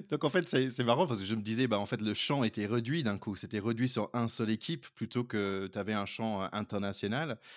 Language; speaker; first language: French; non-native, fluent; English